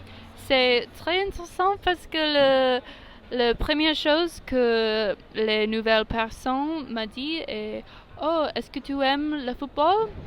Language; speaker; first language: French; non-native, learner; English